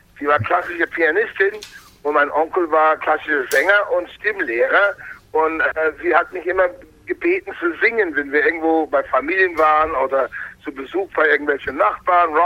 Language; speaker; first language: German; non-native, fluent; English